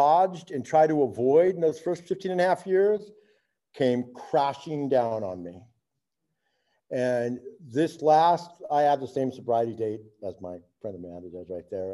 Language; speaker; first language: English; native; English